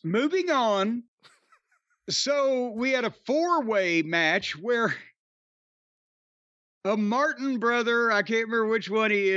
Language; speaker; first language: English; native; English